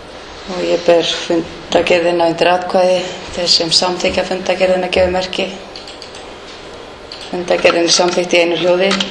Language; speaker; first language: Icelandic; native; Icelandic